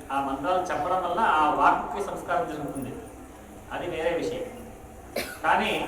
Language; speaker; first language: Telugu; non-native, local second language; Kannada